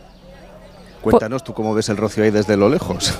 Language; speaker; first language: Spanish; native; Spanish